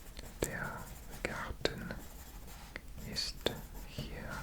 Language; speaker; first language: German; non-native, learner; English